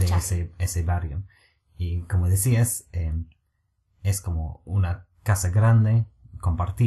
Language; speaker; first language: Spanish; non-native, fluent; English